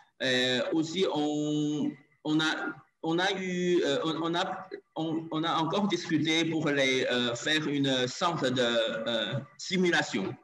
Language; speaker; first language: French; non-native, learner; Chinese